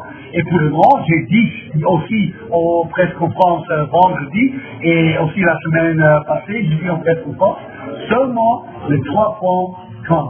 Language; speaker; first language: French; non-native, fluent; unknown